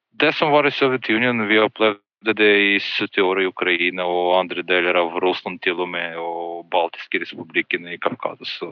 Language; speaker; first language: Norwegian; non-native, fluent; Ukrainian